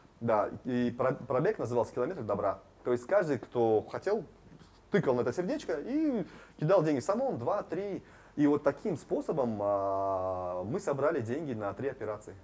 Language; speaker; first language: Russian; non-native, local second language; Tajik